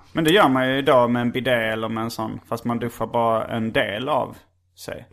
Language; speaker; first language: Swedish; native; Swedish